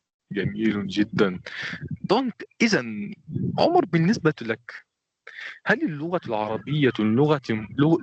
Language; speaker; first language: Arabic; non-native, fluent; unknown